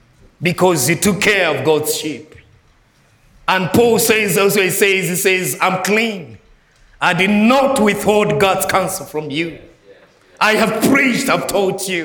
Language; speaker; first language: English; non-native, local second language; Nyanja